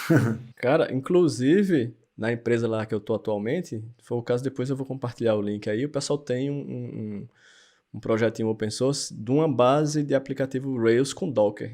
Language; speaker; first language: Portuguese; native; Portuguese